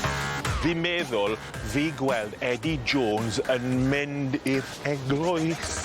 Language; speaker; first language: Welsh; non-native, learner; English